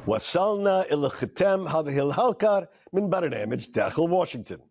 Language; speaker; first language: Arabic; non-native, fluent; English